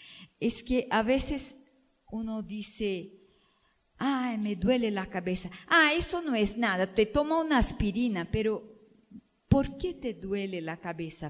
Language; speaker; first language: Spanish; non-native, fluent; Portuguese